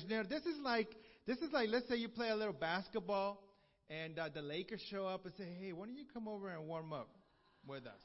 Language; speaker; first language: English; early bilingual, other home language; Spanish